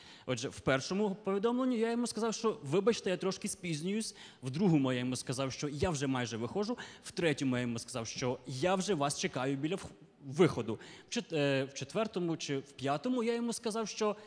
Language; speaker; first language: Ukrainian; non-native, fluent; English